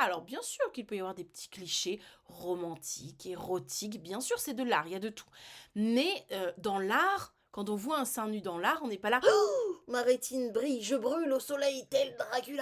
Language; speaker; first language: French; native; French